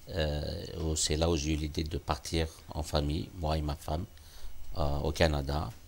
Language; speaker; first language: French; non-native, local second language; Kabyle